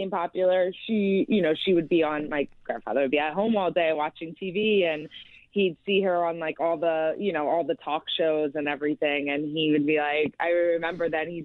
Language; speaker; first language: English; native; English